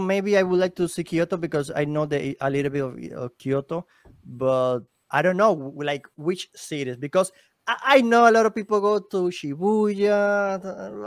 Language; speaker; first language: English; non-native, learner; Spanish